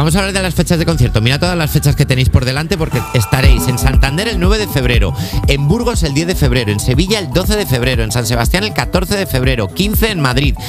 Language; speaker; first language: Spanish; native; Spanish